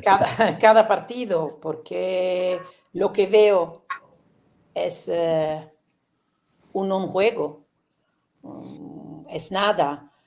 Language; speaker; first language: Spanish; non-native, learner; Italian